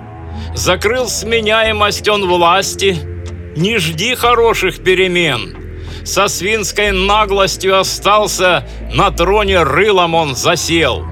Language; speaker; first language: Russian; native; Russian